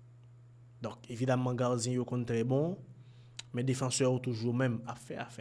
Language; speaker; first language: French; non-native, local second language; Haitian Creole